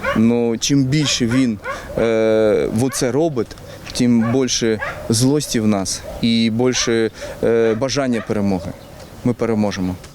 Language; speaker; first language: Ukrainian; non-native, local second language; Russian